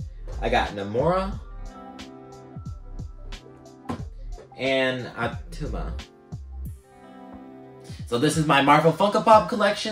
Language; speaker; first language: English; native; English